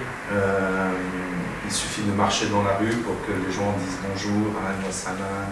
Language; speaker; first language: French; native; French